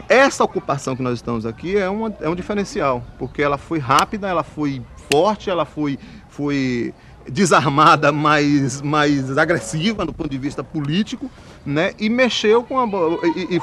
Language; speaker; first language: Portuguese; native; Portuguese